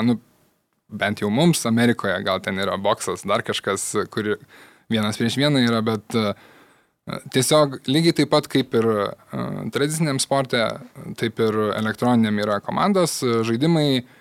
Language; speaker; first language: Lithuanian; native; Lithuanian